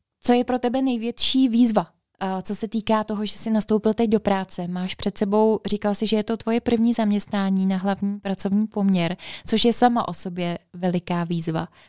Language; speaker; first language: Czech; native; Czech